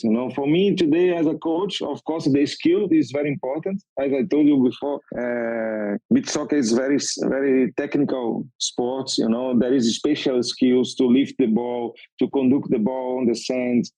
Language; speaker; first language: English; non-native, learner; Portuguese